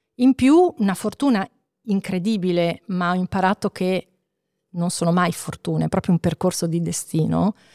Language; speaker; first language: Italian; native; Italian